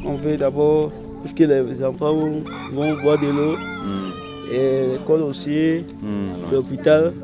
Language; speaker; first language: French; non-native, learner; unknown